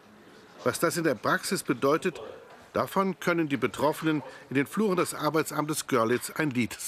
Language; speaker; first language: German; native; German